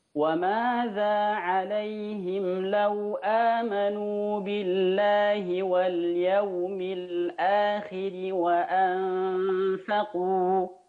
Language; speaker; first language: Arabic; non-native, fluent; Indonesian